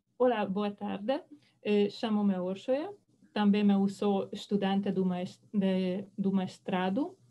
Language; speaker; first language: Portuguese; non-native, fluent; Hungarian